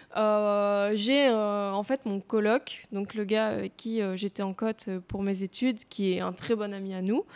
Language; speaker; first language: French; native; French